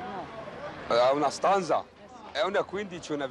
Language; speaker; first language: Italian; non-native, learner; Arabic